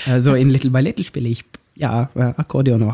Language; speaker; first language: German; non-native, learner; Norwegian